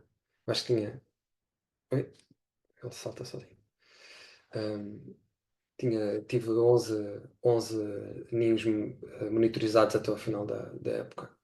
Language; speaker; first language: Portuguese; native; Portuguese